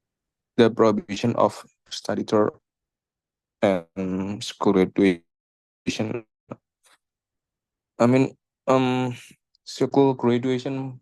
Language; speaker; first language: English; non-native, local second language; Indonesian